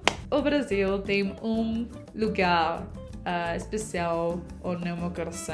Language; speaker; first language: Portuguese; non-native, learner; Spanish